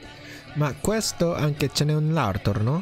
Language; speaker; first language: Italian; non-native, learner; Japanese